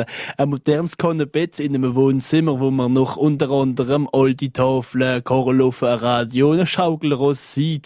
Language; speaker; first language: German; non-native, fluent; French